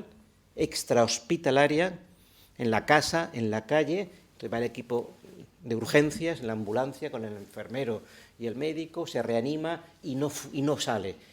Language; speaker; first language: Spanish; native; Spanish